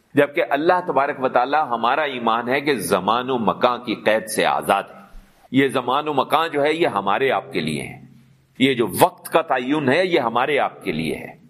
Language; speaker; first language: Urdu; non-native, local second language; Punjabi